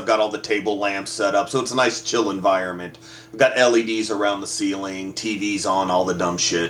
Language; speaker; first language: English; native; English